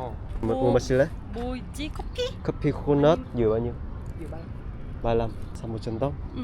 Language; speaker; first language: Korean; non-native, fluent; Vietnamese